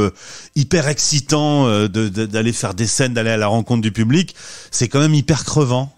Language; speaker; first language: French; native; French